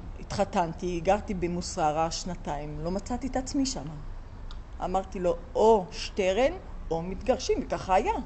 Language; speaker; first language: Hebrew; native; Hebrew